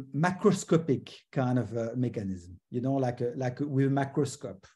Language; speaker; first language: English; non-native, fluent; French